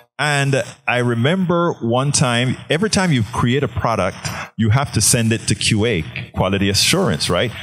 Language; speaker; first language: English; native; English